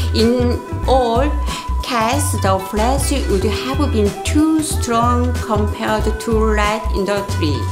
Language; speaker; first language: English; non-native, learner; Korean